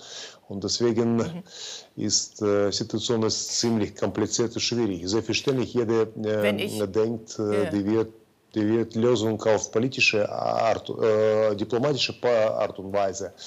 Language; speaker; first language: German; non-native, fluent; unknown